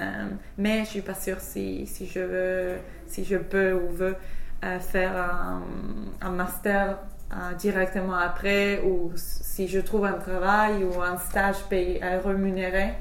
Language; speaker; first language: French; non-native, fluent; English